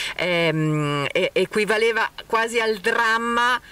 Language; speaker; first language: Italian; native; Italian